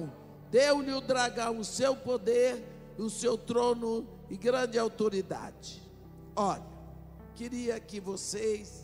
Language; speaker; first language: Portuguese; native; Portuguese